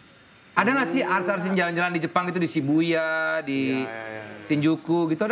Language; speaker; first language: Indonesian; native; Indonesian